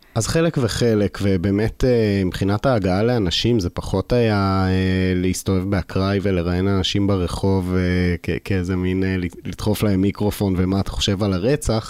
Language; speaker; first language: Hebrew; native; Hebrew